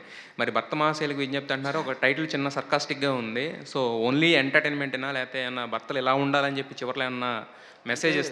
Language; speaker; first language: Telugu; native; Telugu